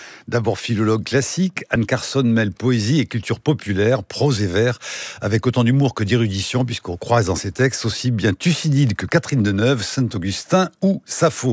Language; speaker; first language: French; native; French